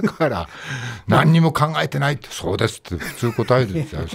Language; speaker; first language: Japanese; native; Japanese